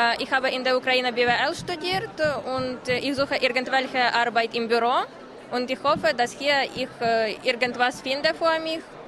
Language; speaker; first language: German; non-native, learner; Ukrainian